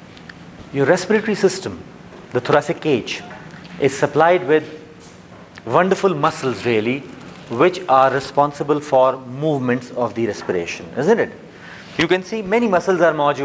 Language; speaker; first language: English; non-native, fluent; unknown